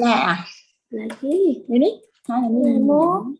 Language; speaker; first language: Vietnamese; native; Vietnamese